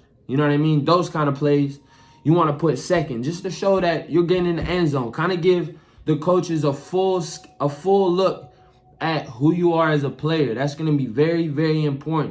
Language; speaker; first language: English; native; English